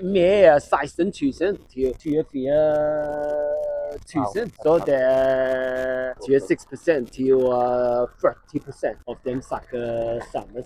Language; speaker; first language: Norwegian; non-native, learner; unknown